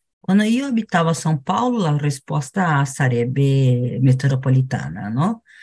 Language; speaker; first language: Italian; non-native, fluent; Portuguese